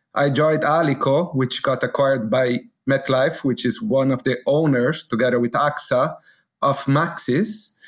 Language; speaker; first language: English; non-native, fluent; Portuguese